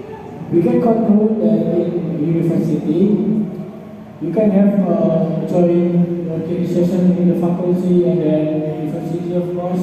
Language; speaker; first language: English; non-native, learner; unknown